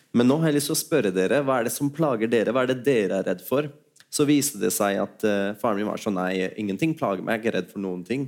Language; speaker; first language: Norwegian; early bilingual, other home language; Urdu